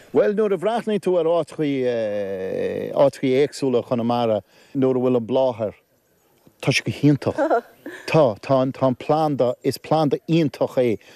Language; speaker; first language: Irish; native; Irish